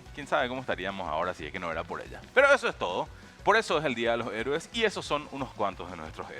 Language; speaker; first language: Spanish; native; Spanish